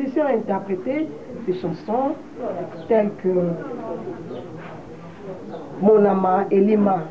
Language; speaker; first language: French; non-native, local second language; Lingala